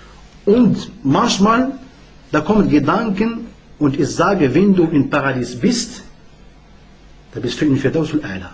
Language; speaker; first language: German; non-native, learner; Arabic